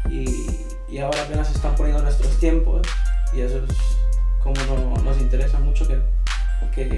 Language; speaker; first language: Spanish; early bilingual, other home language; English